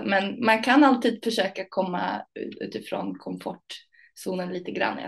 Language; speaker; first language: Swedish; early bilingual, other home language; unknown